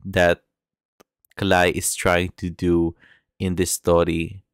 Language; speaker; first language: English; non-native, local second language; Filipino